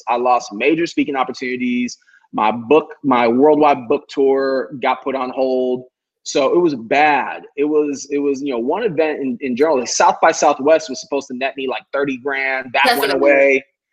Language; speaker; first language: English; native; English